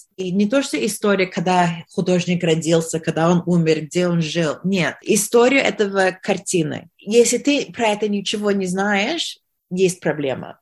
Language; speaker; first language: Russian; early bilingual, heritage; Russian